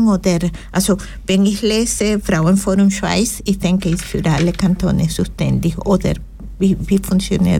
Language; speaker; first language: German; non-native, learner; Spanish